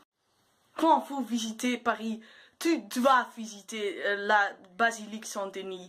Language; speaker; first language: French; non-native, learner; Dutch